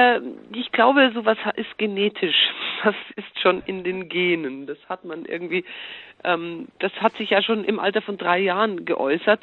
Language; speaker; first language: German; native; German